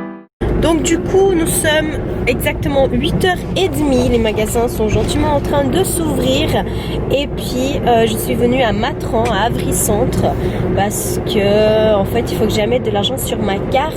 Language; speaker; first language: French; native; French